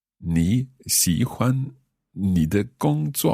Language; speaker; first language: Chinese; non-native, learner; English